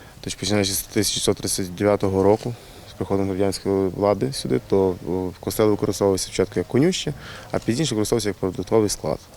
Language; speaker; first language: Ukrainian; native; Ukrainian